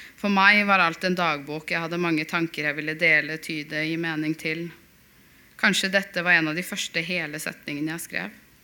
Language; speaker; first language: Norwegian; early bilingual, other home language; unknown